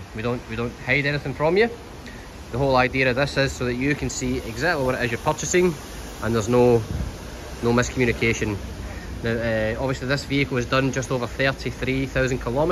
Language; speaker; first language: English; native; English